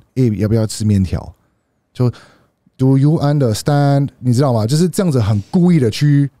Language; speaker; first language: Chinese; non-native, fluent; English